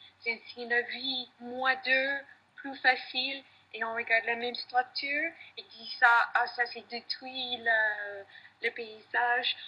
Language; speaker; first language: French; non-native, learner; English